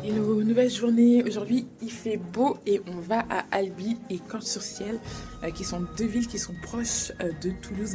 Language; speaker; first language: French; native; French